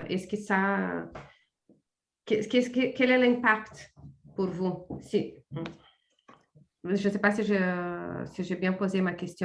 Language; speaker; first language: French; non-native, fluent; Portuguese